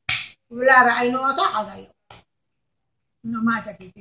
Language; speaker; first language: Hebrew; non-native, learner; Arabic